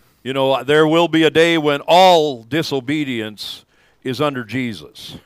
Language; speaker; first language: English; native; English